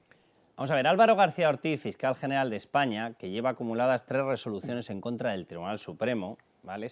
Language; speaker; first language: Spanish; native; Spanish